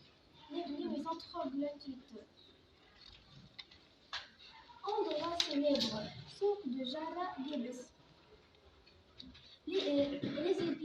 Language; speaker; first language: French; non-native, learner; Arabic